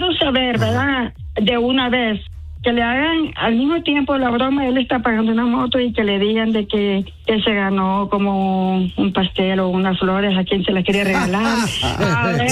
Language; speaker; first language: Spanish; native; Spanish